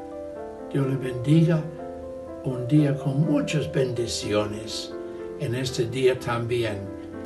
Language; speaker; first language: Spanish; non-native, learner; English